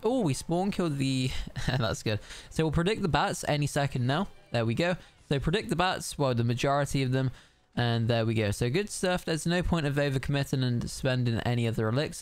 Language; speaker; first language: English; native; English